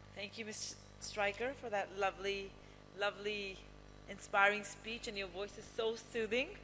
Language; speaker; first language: English; native; English